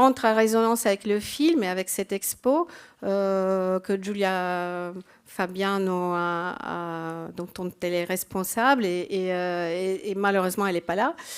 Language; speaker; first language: French; non-native, fluent; Italian